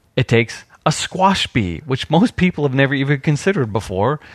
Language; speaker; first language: English; native; English